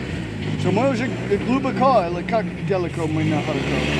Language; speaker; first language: Russian; non-native, learner; English